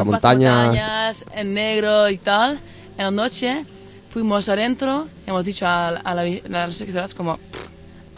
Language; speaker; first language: Spanish; non-native, fluent; Dutch